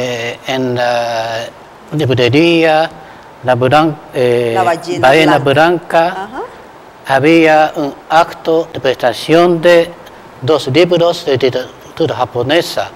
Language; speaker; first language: Spanish; non-native, fluent; Japanese